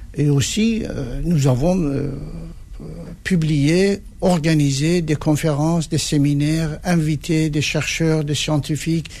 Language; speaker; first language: French; non-native, fluent; Persian